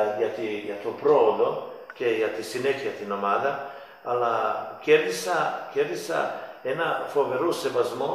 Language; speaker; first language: Greek; non-native, fluent; Serbian